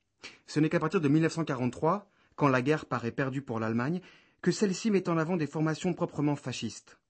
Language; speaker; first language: French; native; French